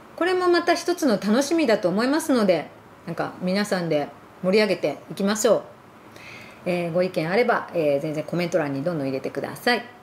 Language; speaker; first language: Japanese; early bilingual, other home language; Arabic